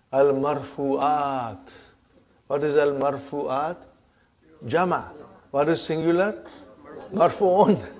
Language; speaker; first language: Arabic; non-native, fluent; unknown